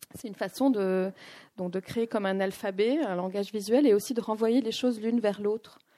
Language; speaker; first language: French; non-native, local second language; Arabic